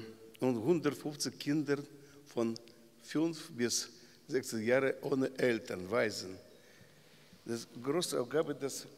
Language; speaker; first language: German; non-native, learner; Russian